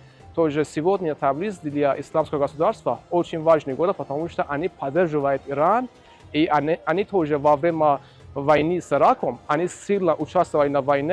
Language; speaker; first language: Russian; non-native, fluent; Azerbaijani